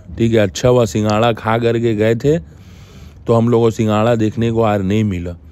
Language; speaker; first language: Hindi; native; Hindi